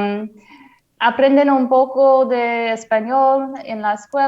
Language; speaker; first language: Spanish; non-native, fluent; English